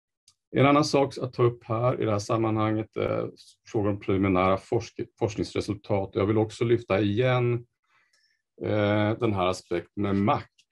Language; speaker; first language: Swedish; native; Swedish